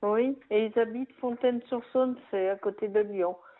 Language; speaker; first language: French; native; French